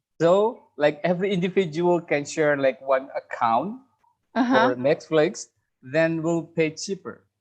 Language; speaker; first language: English; non-native, fluent; Indonesian